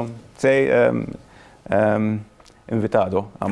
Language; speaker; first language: Spanish; non-native, fluent; Maltese